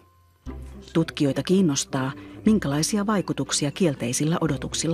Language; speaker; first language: Finnish; native; Finnish